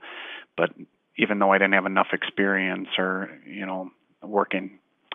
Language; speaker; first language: English; native; English